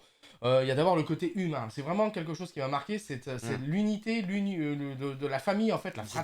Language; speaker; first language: French; native; French